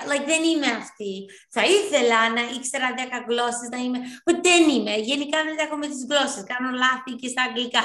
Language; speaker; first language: Greek; early bilingual, heritage; Greek